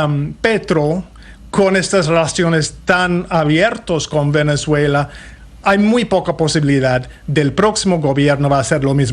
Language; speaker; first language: Spanish; non-native, fluent; English